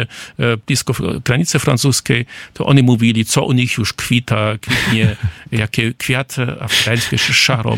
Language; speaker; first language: Polish; non-native, fluent; German